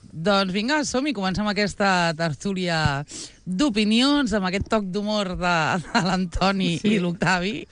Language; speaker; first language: Catalan; native; Catalan